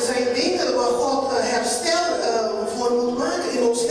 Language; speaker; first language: Dutch; non-native, local second language; Papiamento